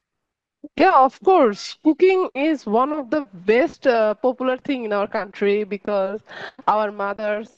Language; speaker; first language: English; non-native, learner; Bangla